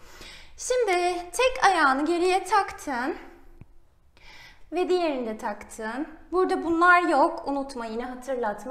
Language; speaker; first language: Turkish; native; Turkish